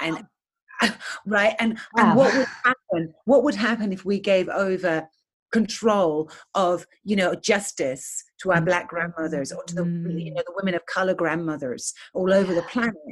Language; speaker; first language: English; native; English